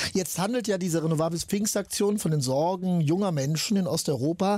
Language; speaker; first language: German; native; German